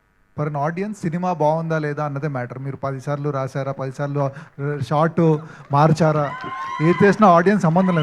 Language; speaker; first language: Telugu; native; Telugu